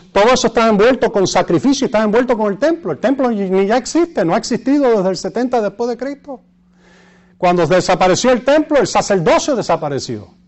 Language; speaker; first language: Spanish; early bilingual, heritage; Spanish